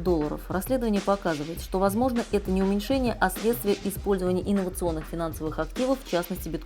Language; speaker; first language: Russian; native; Russian